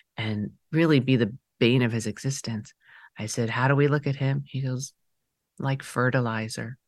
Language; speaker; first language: English; early bilingual, other home language; Chinese